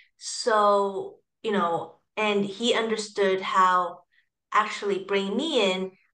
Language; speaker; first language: English; early bilingual, other home language; Cantonese